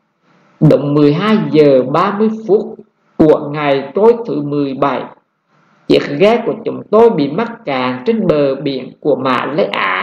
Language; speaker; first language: Vietnamese; native; Vietnamese